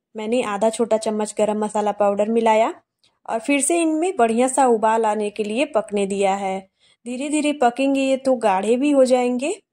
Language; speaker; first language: Hindi; native; Hindi